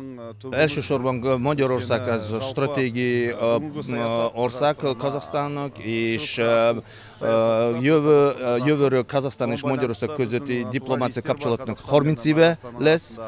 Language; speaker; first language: Hungarian; non-native, fluent; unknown